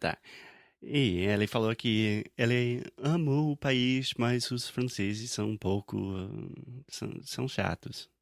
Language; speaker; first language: Portuguese; non-native, fluent; English